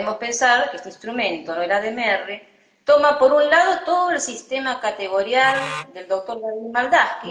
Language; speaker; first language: Spanish; native; Spanish